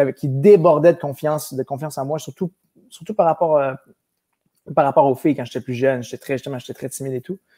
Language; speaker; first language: French; native; French